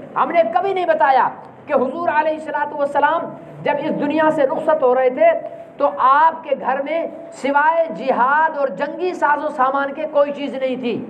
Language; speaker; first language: Urdu; non-native, local second language; Sindhi